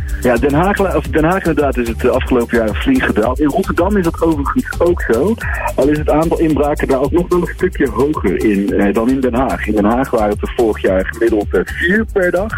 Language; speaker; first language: Dutch; native; Dutch